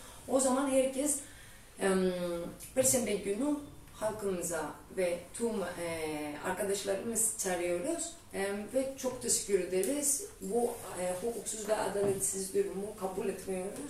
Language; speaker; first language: Turkish; non-native, learner; Greek